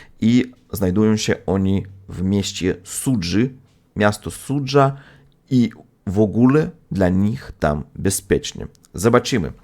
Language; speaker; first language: Polish; non-native, fluent; Russian